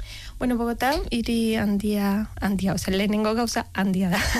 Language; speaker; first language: Basque; non-native, learner; Spanish